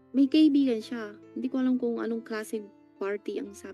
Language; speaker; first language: Filipino; non-native, learner; Chinese